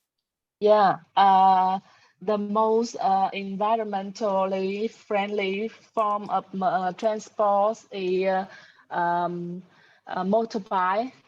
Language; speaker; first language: English; non-native, learner; Vietnamese